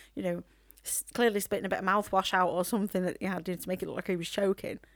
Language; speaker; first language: English; native; English